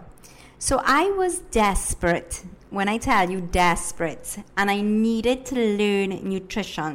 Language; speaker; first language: English; early bilingual, other home language; Spanish